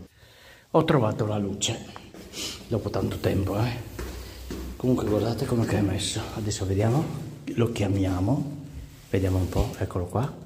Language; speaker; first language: Italian; native; Italian